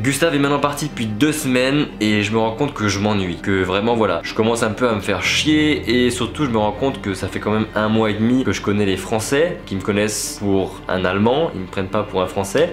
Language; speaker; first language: French; native; French